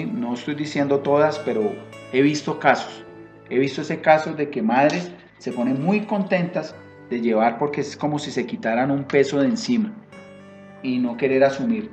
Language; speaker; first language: Spanish; native; Spanish